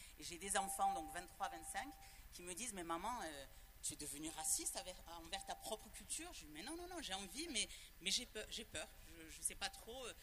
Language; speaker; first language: French; native; French